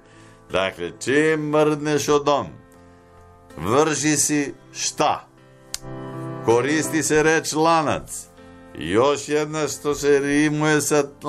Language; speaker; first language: Serbian; native; Serbian